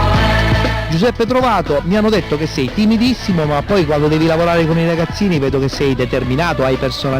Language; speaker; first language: Italian; native; Italian